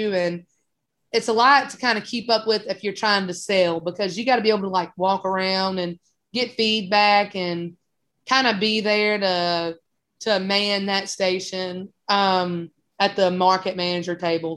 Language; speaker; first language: English; native; English